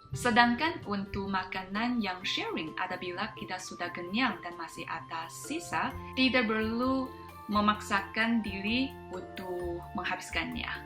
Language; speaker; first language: Indonesian; non-native, fluent; Chinese